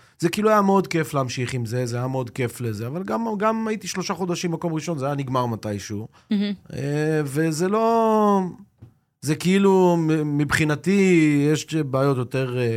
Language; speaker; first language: Hebrew; native; Hebrew